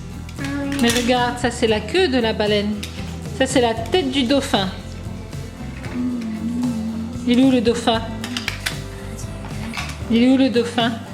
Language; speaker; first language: French; native; French